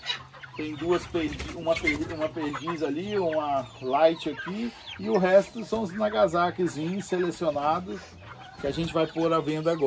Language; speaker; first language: Portuguese; native; Portuguese